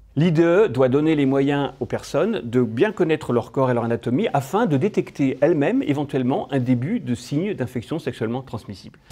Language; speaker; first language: French; native; French